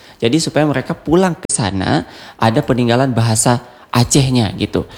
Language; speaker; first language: Indonesian; non-native, local second language; Achinese